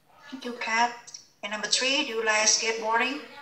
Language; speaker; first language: English; non-native, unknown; Vietnamese